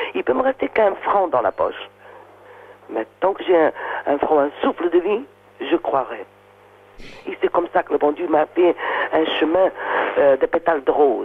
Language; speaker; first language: French; non-native, fluent; Portuguese